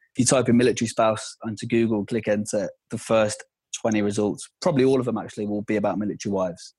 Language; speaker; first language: English; native; English